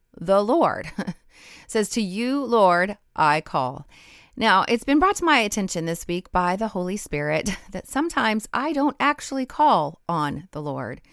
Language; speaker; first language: English; native; English